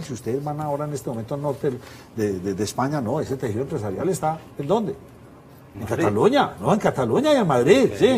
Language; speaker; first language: Spanish; native; Spanish